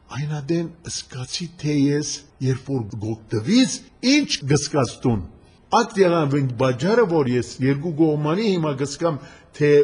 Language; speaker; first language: Armenian; early bilingual, heritage; Armenian